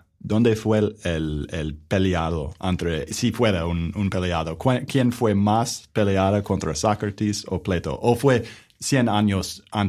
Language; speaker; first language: Spanish; non-native, learner; English